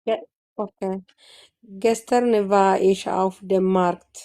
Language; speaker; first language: German; non-native, learner; Amharic